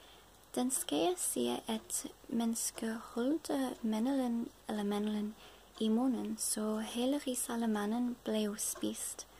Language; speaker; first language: Danish; non-native, learner; English